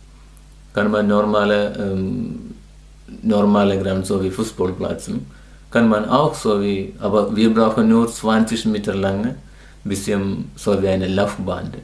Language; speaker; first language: German; non-native, learner; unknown